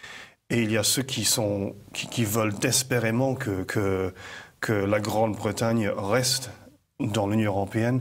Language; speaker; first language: French; non-native, fluent; English